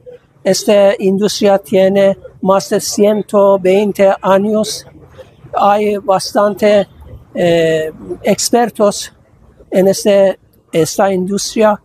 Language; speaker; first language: Spanish; non-native, fluent; Persian